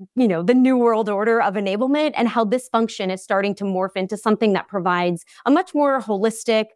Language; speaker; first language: English; native; English